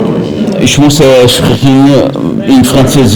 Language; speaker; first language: German; non-native, learner; French